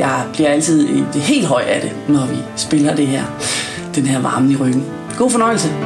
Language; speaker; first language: Danish; native; Danish